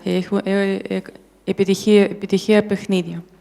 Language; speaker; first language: Greek; non-native, learner; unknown